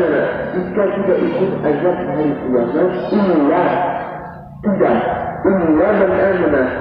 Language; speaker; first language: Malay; non-native, learner; Arabic